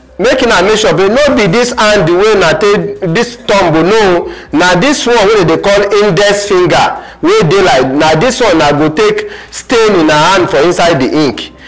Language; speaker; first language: Nigerian Pidgin; non-native, local second language; Yoruba